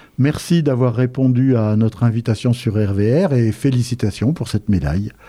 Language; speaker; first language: French; native; French